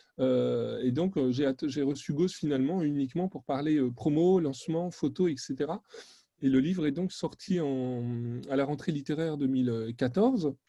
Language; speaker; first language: French; native; French